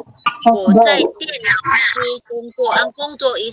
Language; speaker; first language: Chinese; non-native, fluent; Filipino